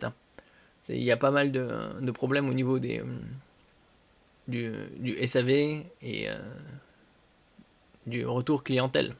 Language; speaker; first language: French; native; French